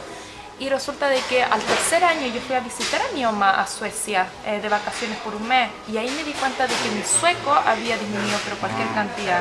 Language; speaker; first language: Spanish; early bilingual, heritage; Swedish